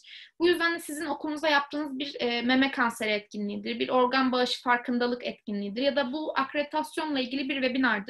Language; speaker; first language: Turkish; native; Turkish